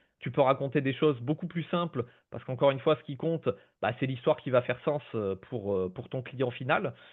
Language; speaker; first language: French; native; French